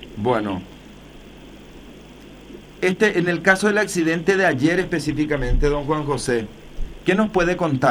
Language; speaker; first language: Spanish; native; Spanish